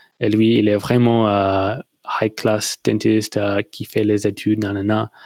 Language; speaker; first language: French; non-native, learner; English